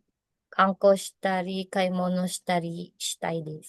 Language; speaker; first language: Japanese; non-native, learner; Filipino